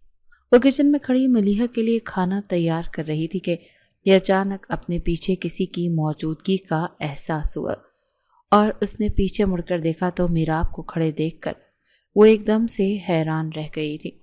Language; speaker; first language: Urdu; native; Urdu